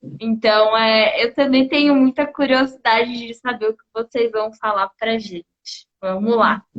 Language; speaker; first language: Portuguese; native; Portuguese